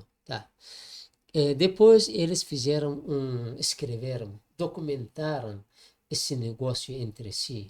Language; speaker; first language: Portuguese; non-native, learner; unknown